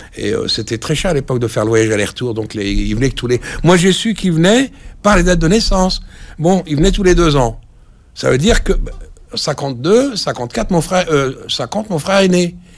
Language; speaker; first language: French; early bilingual, other home language; Arabic